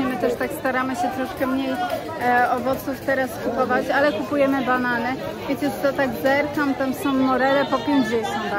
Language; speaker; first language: Polish; native; Polish